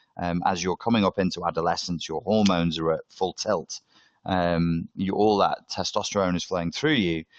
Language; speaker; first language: English; native; English